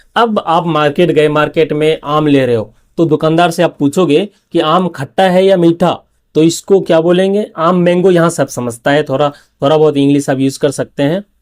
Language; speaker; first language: Hindi; native; Hindi